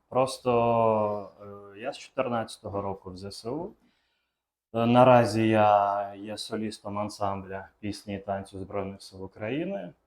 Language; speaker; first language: Ukrainian; non-native, local second language; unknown